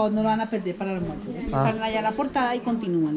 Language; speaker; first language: Spanish; native; Spanish